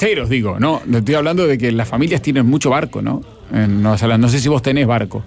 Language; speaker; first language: Spanish; native; Spanish